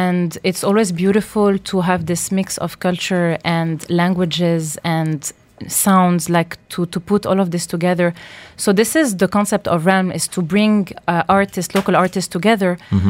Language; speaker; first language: English; non-native, fluent; French